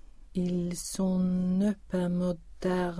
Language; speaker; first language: French; non-native, learner; Swedish